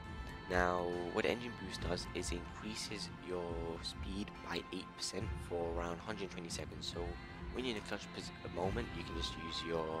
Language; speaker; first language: English; native; English